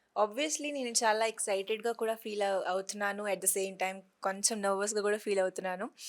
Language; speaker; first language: Telugu; non-native, fluent; Hindi